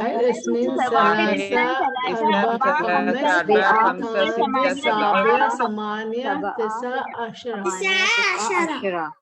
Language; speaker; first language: Arabic; non-native, learner; Urdu